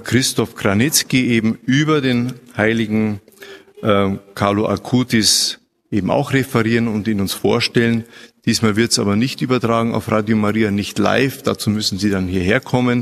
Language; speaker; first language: German; native; German